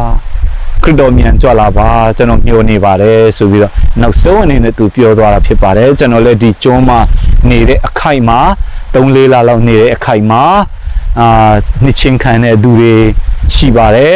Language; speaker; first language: Burmese; non-native, fluent; Mizo